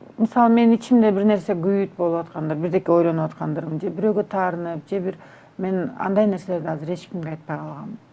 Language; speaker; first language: Kyrgyz; native; Kyrgyz